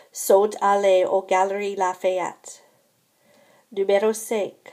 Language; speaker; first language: French; non-native, fluent; English